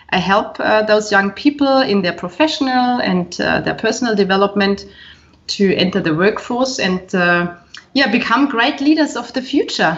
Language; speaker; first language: English; non-native, fluent; German